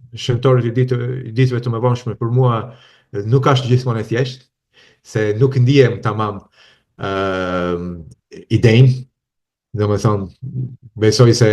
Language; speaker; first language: Albanian; non-native, fluent; Italian